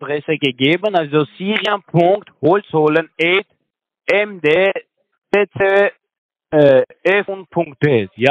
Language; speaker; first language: German; non-native, learner; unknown